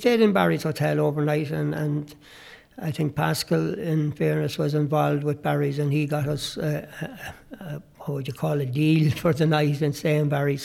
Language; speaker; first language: English; native; English